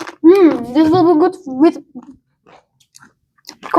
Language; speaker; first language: English; non-native, learner; Turkish